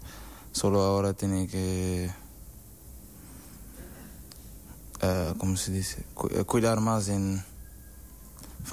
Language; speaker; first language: Spanish; non-native, learner; Portuguese